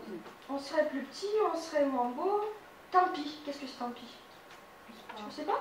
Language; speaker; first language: French; non-native, fluent; Russian